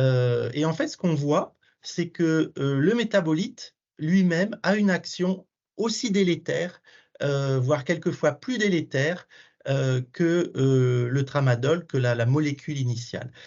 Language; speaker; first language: French; native; French